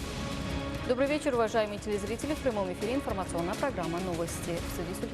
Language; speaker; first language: Russian; non-native, local second language; Tajik